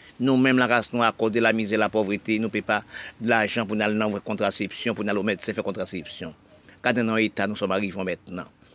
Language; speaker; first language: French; non-native, local second language; Haitian Creole